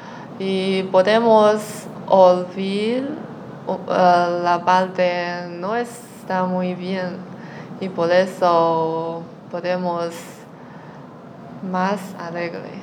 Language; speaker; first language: Spanish; non-native, learner; Chinese